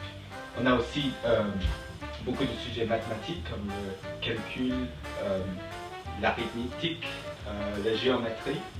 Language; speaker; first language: French; non-native, learner; English